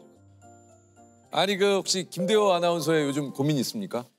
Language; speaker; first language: Korean; native; Korean